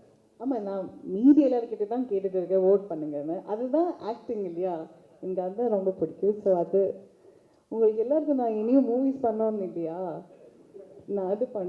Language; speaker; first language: Tamil; early bilingual, heritage; Tamil